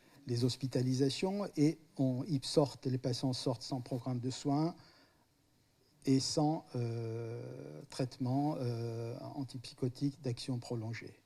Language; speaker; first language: French; native; French